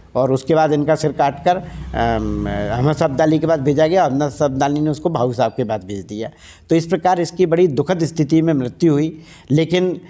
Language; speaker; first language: Hindi; native; Hindi